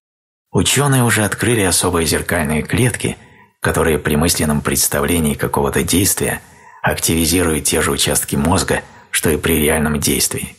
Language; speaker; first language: Russian; native; Russian